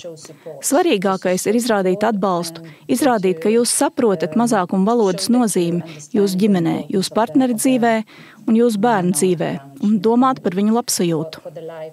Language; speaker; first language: Latvian; native; Latvian